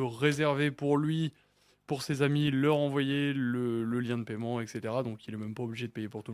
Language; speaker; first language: French; native; French